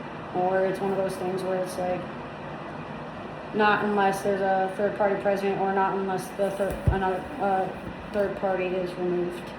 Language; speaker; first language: English; native; English